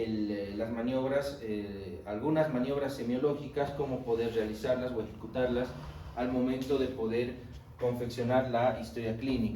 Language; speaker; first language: Spanish; native; Spanish